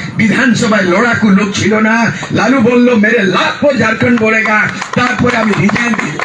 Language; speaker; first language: Bangla; non-native, local second language; Santali